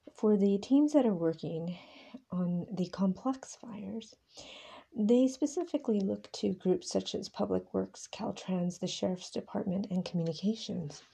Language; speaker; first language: English; early bilingual, other home language; Spanish